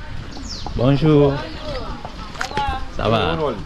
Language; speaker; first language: French; non-native, local second language; Susu